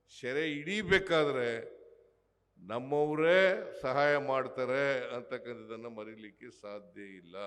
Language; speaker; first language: Kannada; native; Kannada